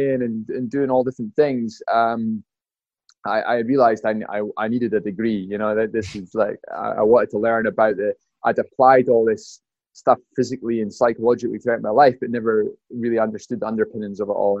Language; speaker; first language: English; native; English